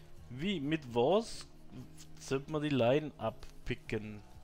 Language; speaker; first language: German; native; German